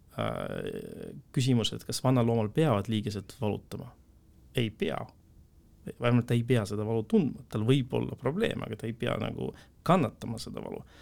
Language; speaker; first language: Estonian; non-native, local second language; Russian